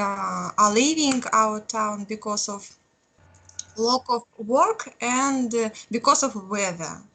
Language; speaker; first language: English; non-native, learner; Russian